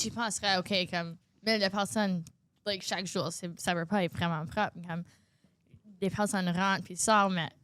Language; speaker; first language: French; non-native, local second language; English